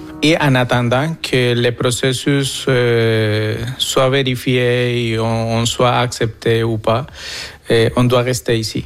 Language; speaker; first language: French; non-native, fluent; Spanish